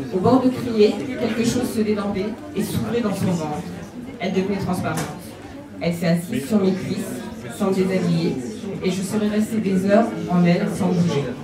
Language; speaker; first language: French; native; French